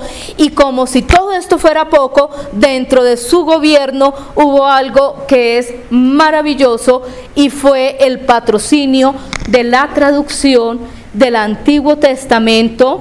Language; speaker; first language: Spanish; native; Spanish